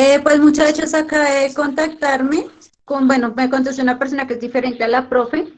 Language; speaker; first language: Spanish; native; Spanish